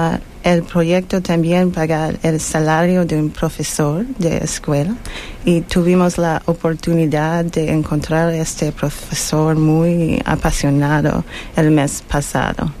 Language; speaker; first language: Spanish; non-native, learner; English